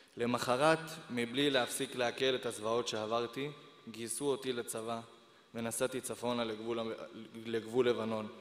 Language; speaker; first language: Hebrew; native; Hebrew